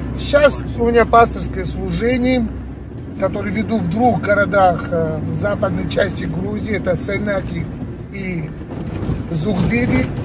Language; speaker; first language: Russian; non-native, local second language; Georgian